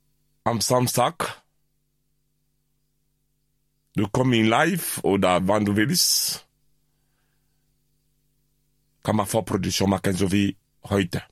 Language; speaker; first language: German; non-native, learner; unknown